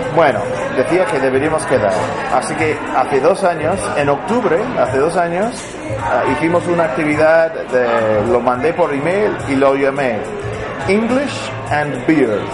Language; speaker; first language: Spanish; non-native, fluent; English